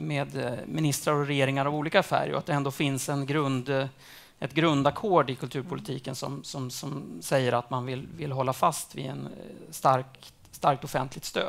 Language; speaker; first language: Swedish; native; Swedish